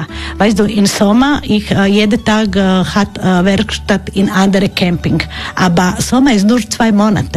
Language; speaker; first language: German; non-native, learner; Croatian